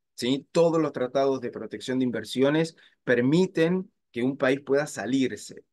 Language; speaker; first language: Spanish; native; Spanish